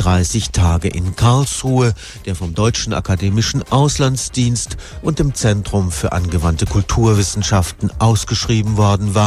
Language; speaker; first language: German; native; German